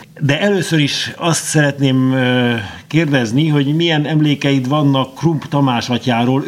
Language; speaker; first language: Hungarian; native; Hungarian